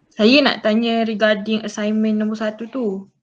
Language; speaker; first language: Malay; native; Malay